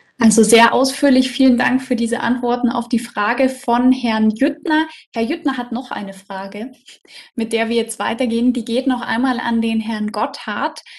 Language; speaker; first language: German; native; German